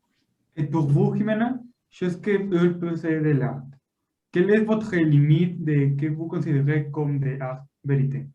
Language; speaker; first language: French; non-native, learner; Spanish